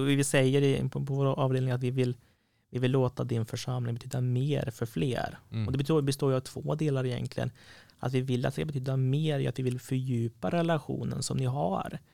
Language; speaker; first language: Swedish; native; Swedish